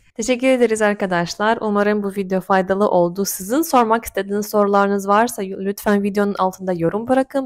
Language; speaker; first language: Turkish; non-native, fluent; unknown